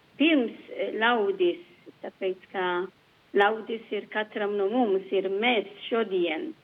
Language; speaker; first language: Latvian; non-native, learner; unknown